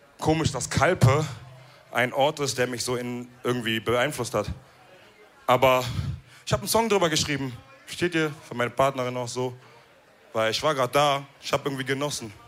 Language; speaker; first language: German; early bilingual, other home language; Wolof